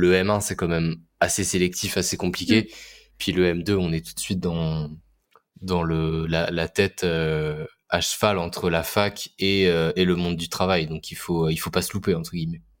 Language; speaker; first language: French; native; French